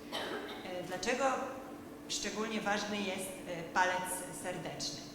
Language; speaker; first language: Polish; native; Polish